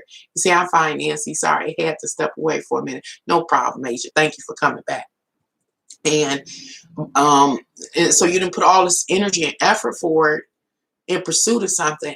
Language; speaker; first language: English; native; English